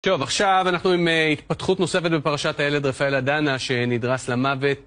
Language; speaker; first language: Hebrew; native; Hebrew